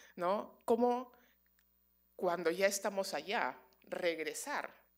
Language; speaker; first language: Spanish; native; Spanish